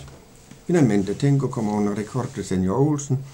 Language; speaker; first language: Spanish; non-native, fluent; Danish